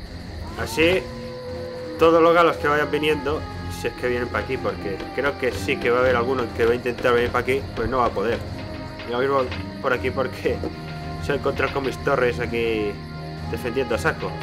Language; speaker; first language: Spanish; native; Spanish